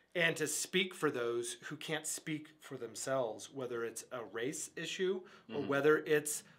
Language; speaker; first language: English; native; English